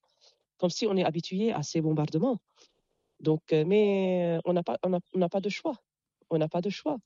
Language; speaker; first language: French; non-native, local second language; Arabic